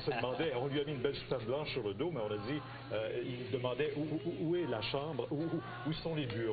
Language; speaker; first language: French; native; French